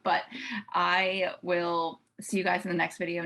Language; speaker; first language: English; native; English